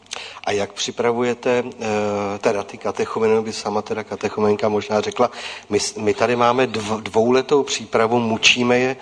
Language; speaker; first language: Czech; native; Czech